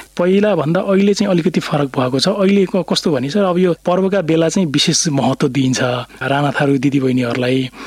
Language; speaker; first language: Nepali; non-native, local second language; Rana Tharu